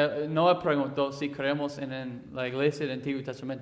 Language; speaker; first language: Spanish; non-native, fluent; English